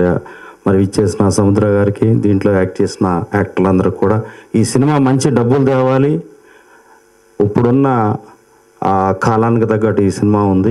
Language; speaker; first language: Telugu; native; Telugu